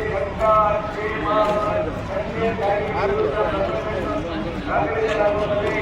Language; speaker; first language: Kannada; native; Kannada